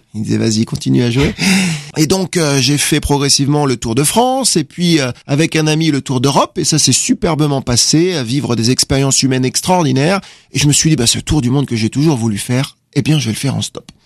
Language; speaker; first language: French; native; French